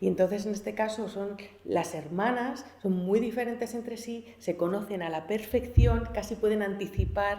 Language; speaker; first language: Spanish; native; Spanish